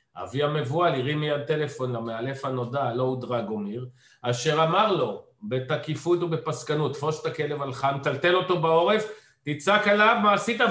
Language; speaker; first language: Hebrew; native; Hebrew